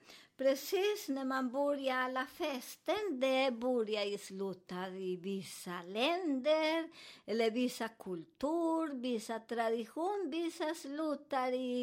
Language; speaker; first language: Swedish; non-native, learner; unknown